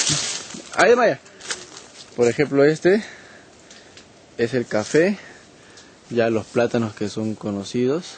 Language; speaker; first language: Spanish; native; Spanish